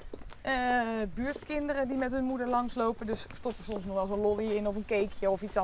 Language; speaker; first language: Dutch; native; Dutch